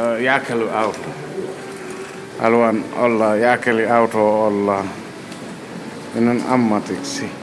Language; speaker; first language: Finnish; non-native, learner; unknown